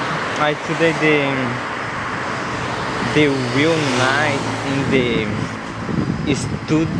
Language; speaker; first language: English; non-native, learner; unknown